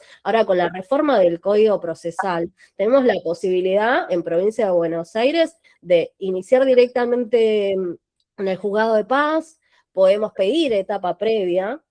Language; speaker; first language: Spanish; native; Spanish